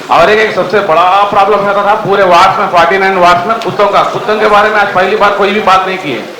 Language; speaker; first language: Hindi; non-native, local second language; Telugu